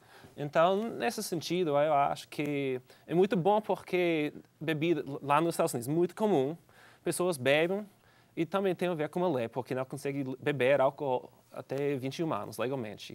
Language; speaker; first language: Portuguese; non-native, fluent; English